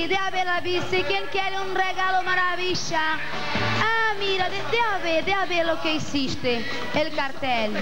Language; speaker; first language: Spanish; non-native, fluent; Portuguese